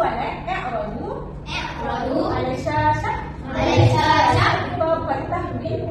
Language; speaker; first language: Arabic; non-native, learner; Malay